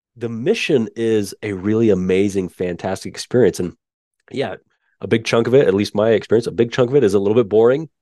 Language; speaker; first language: English; native; English